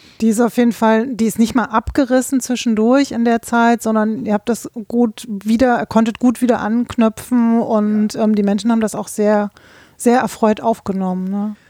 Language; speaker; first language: German; native; German